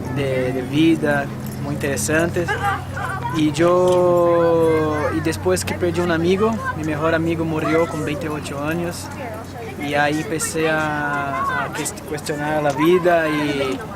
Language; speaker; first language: Spanish; non-native, fluent; Portuguese